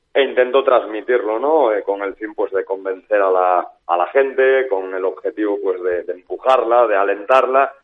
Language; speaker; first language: Spanish; native; Spanish